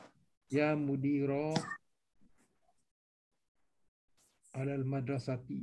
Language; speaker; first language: Arabic; non-native, learner; Malay